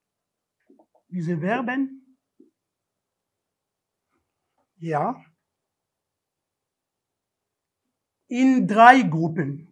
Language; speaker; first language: German; non-native, learner; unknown